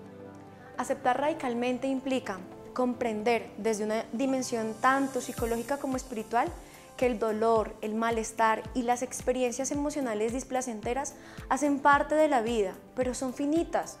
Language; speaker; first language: Spanish; native; Spanish